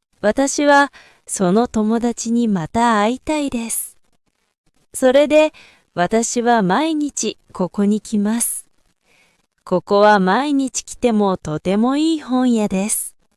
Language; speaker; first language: Japanese; non-native, fluent; Korean